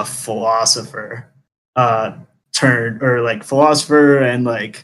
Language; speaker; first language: English; early bilingual, other home language; Spanish